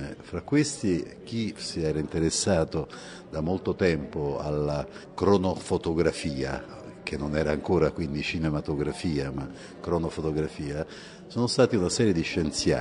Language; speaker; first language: Italian; native; Italian